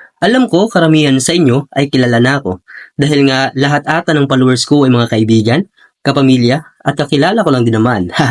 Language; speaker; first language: Filipino; non-native, local second language; Cebuano